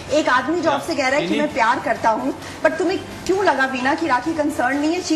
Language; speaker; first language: Hindi; native; Hindi